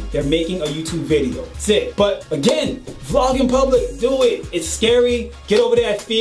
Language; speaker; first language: English; native; English